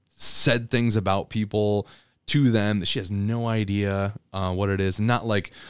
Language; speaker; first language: English; native; English